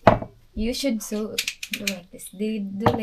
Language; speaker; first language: English; non-native, local second language; Filipino